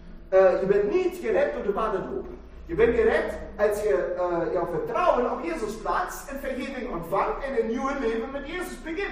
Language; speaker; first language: Dutch; non-native, fluent; German